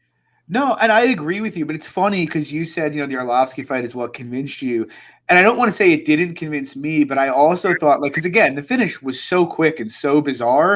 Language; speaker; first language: English; native; English